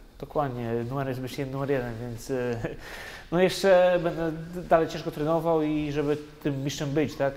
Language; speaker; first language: Polish; native; Polish